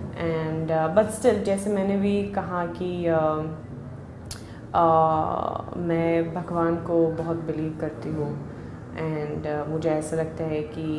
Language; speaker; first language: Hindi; non-native, learner; Swedish